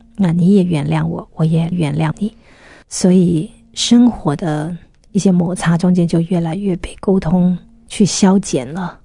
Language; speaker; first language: Chinese; native; Chinese